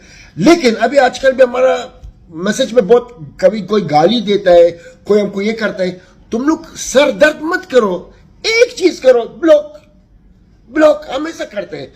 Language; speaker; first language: Hindi; non-native, learner; Arabic